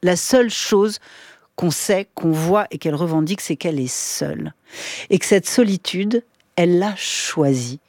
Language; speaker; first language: French; native; French